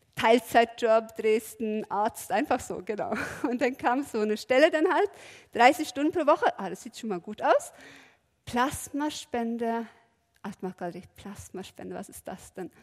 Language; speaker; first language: German; non-native, fluent; Norwegian